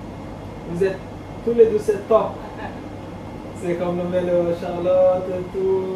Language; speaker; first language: French; non-native, learner; Bangla